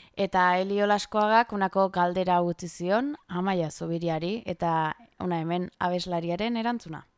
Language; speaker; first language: Basque; native; Basque